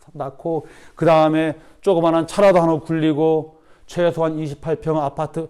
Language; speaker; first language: Korean; native; Korean